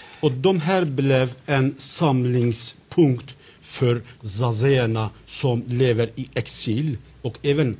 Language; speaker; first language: Swedish; non-native, fluent; Zaza